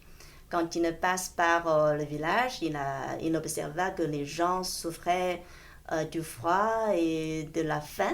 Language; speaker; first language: French; non-native, fluent; Chinese